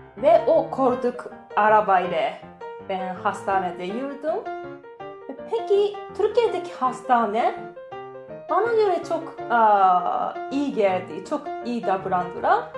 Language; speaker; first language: Turkish; non-native, learner; Japanese